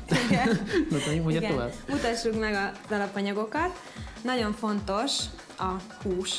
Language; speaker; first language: Hungarian; native; Hungarian